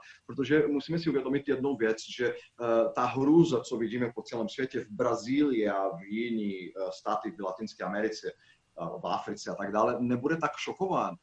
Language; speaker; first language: Czech; non-native, fluent; Portuguese